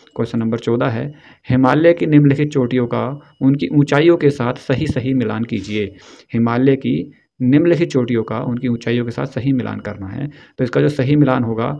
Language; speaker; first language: Hindi; native; Hindi